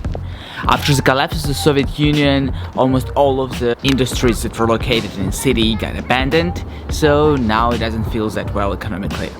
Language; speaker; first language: English; non-native, fluent; Russian